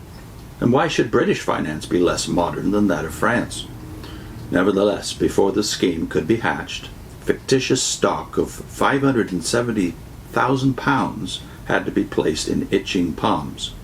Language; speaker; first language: English; native; English